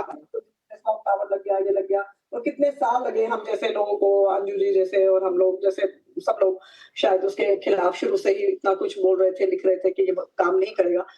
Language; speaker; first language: Hindi; native; Hindi